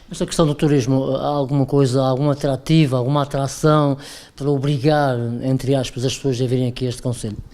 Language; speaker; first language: Portuguese; native; Portuguese